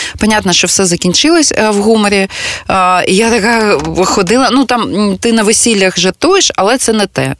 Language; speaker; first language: Ukrainian; non-native, local second language; Russian